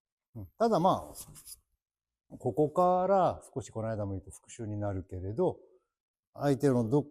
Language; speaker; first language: Japanese; native; Japanese